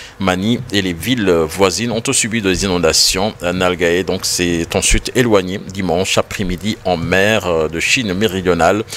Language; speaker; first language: French; non-native, local second language; Wolof